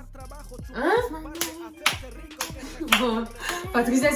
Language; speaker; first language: French; native; French